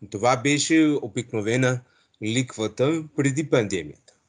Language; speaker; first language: Bulgarian; non-native, learner; English